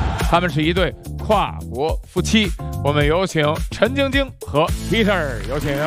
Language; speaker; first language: Chinese; native; Chinese